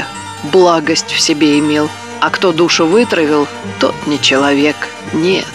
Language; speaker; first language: Russian; native; Russian